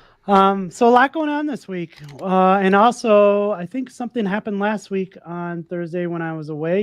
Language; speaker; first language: English; native; English